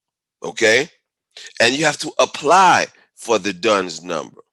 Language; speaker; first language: English; native; English